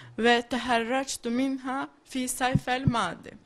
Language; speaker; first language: Arabic; non-native, learner; Turkish